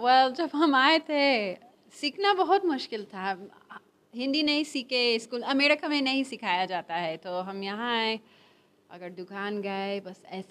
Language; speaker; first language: Hindi; non-native, learner; English